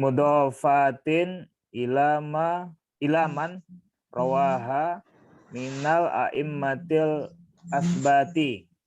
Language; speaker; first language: Arabic; non-native, learner; Indonesian